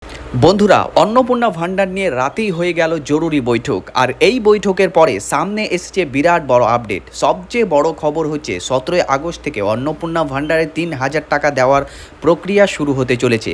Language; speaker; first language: Bangla; native; Bangla